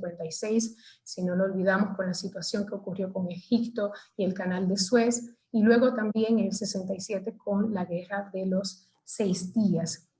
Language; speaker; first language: Spanish; native; Spanish